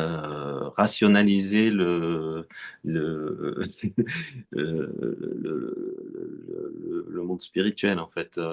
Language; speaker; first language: French; native; French